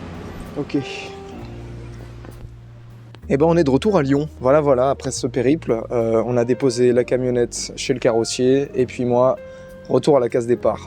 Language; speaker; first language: French; native; French